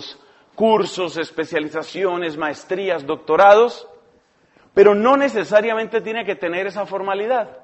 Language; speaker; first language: Spanish; native; Spanish